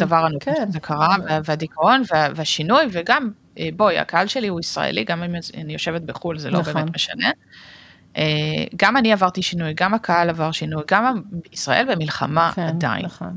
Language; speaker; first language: Hebrew; native; Hebrew